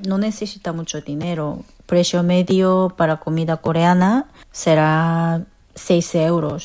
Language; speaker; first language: Spanish; non-native, fluent; Korean